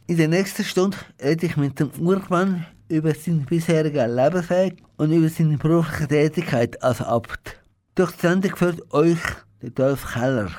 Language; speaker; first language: German; native; German